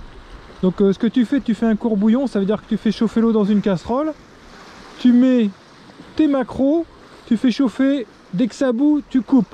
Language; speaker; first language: French; native; French